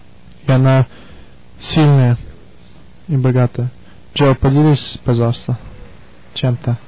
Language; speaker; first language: Russian; early bilingual, heritage; Russian